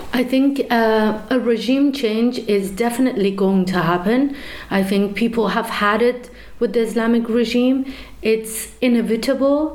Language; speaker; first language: English; non-native, fluent; Persian